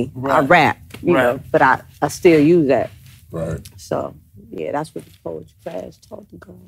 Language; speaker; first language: English; native; English